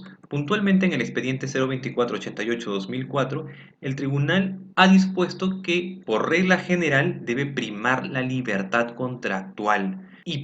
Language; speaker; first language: Spanish; native; Spanish